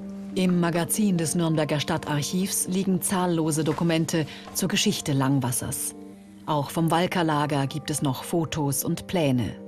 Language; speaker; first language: German; native; German